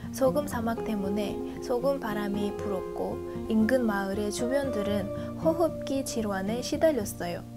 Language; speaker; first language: Korean; non-native, fluent; Uzbek